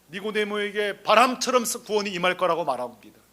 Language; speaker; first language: Korean; native; Korean